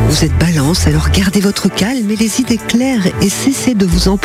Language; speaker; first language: French; native; French